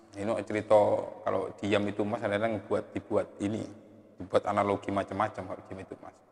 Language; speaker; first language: Indonesian; non-native, local second language; Javanese